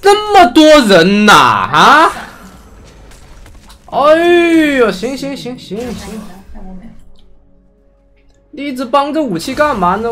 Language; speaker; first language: Chinese; native; Chinese